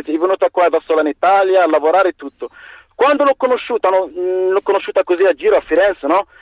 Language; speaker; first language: Italian; non-native, fluent; Arabic